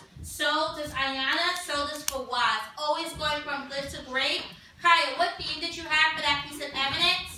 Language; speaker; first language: English; native; English